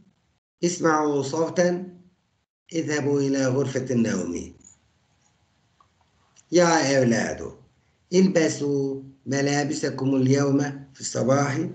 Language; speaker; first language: Arabic; non-native, fluent; Turkish